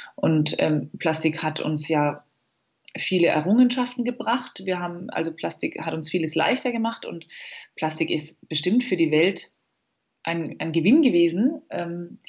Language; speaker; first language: German; native; German